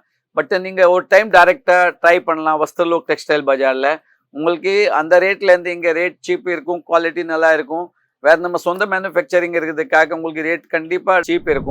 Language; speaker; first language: Tamil; non-native, fluent; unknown